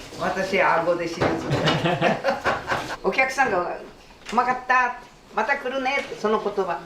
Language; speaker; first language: Japanese; native; Japanese